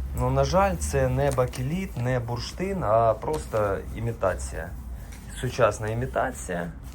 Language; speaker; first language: Ukrainian; non-native, local second language; Russian